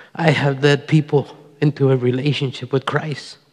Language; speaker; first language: English; early bilingual, other home language; Spanish